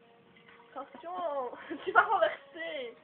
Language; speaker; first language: French; native; French